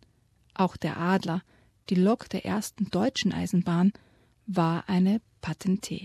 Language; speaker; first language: German; native; German